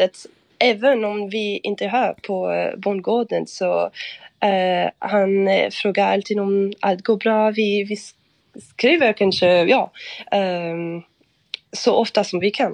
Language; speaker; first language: Swedish; non-native, fluent; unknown